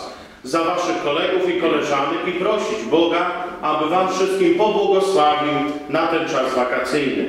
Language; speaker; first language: Polish; native; Polish